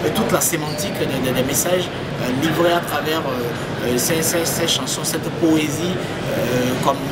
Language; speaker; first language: French; non-native, local second language; Fon